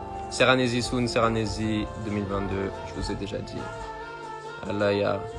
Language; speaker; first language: French; native; French